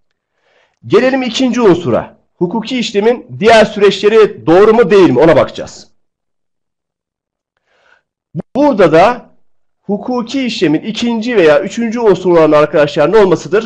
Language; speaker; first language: Turkish; native; Turkish